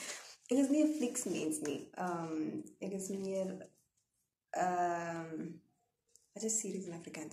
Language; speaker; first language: Afrikaans; non-native, local second language; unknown